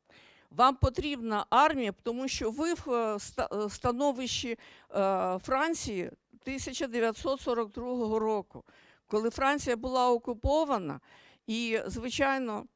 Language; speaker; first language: Ukrainian; native; Ukrainian